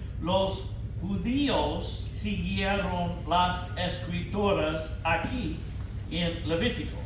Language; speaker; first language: Spanish; non-native, fluent; English